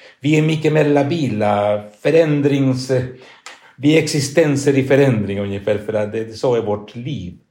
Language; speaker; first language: Swedish; non-native, fluent; Spanish